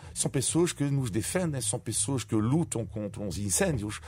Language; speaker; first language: Portuguese; non-native, fluent; French